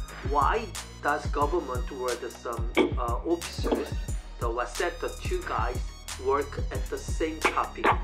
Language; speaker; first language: English; non-native, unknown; Korean